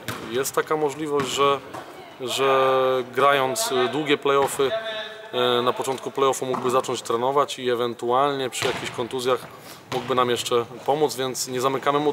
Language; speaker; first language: Polish; native; Polish